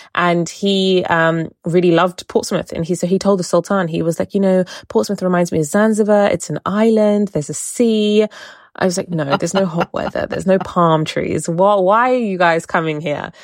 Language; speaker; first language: English; native; English